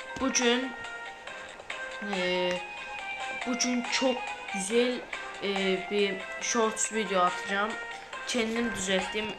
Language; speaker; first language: Turkish; native; Turkish